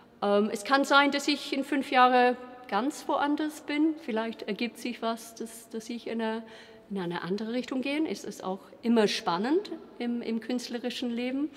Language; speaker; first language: German; non-native, fluent; English